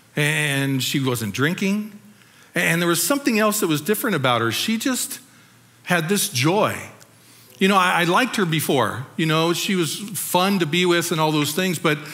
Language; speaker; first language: English; native; English